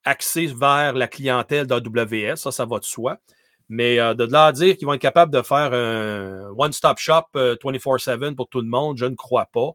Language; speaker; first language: French; native; French